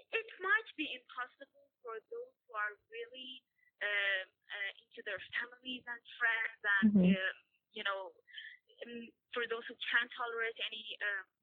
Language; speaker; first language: English; non-native, fluent; Persian